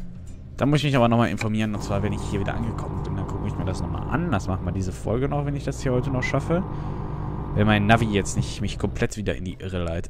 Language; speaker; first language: German; native; German